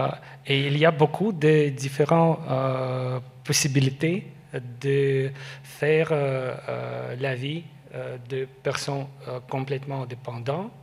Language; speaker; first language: French; non-native, learner; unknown